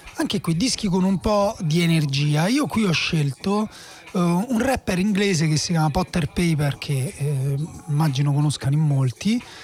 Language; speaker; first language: Italian; native; Italian